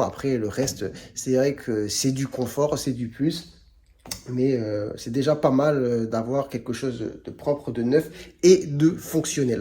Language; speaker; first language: French; native; French